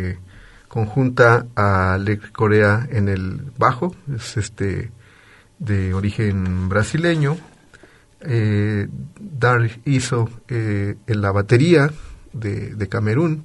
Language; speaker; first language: Spanish; native; Spanish